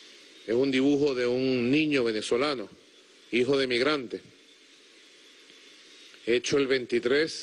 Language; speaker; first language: Spanish; native; Spanish